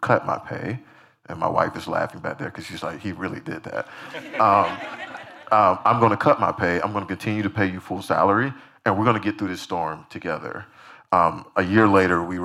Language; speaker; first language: English; native; English